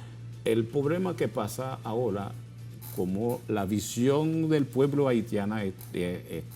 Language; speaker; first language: Spanish; non-native, fluent; Haitian Creole